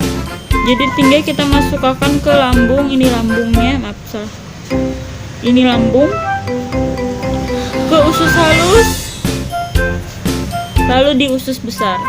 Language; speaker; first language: Indonesian; native; Indonesian